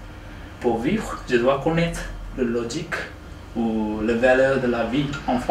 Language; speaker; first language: French; non-native, learner; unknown